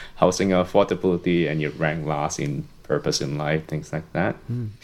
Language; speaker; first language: English; non-native, local second language; Cantonese